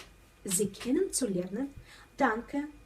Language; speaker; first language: German; non-native, learner; Russian